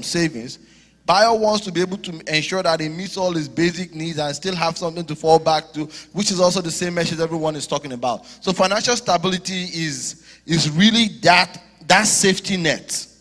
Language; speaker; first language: English; non-native, local second language; Yoruba